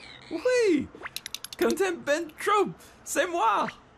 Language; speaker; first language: French; non-native, learner; English